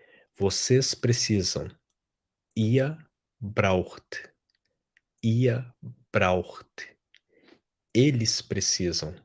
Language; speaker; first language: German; non-native, fluent; Portuguese